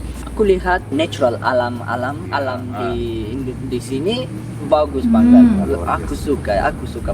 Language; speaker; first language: Indonesian; non-native, learner; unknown